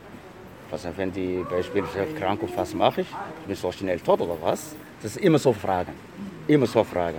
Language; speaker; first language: German; non-native, learner; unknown